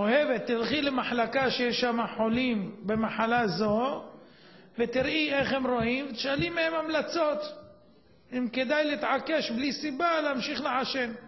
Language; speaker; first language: Hebrew; native; Hebrew